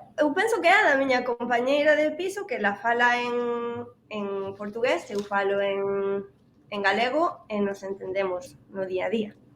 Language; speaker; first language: Galician; native; Galician